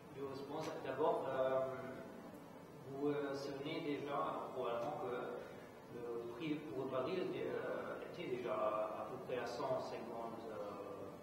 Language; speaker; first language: French; non-native, fluent; German